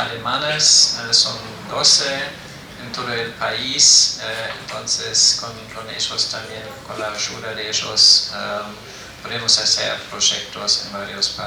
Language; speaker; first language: Spanish; non-native, fluent; German